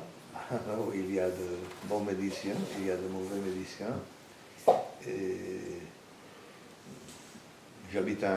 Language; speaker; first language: French; non-native, fluent; Italian